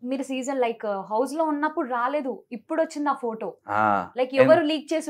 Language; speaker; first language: Telugu; native; Telugu